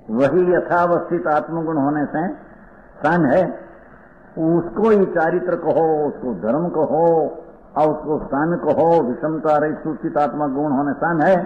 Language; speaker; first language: Hindi; non-native, local second language; Gujarati